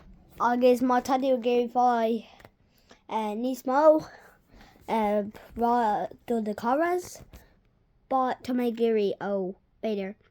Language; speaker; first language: Irish; non-native, learner; English